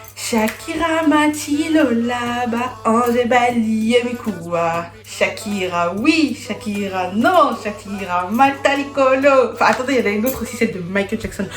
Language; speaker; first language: French; native; French